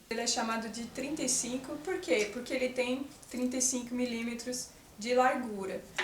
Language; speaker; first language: Portuguese; non-native, fluent; French